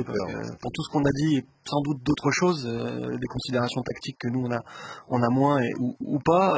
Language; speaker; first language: French; native; French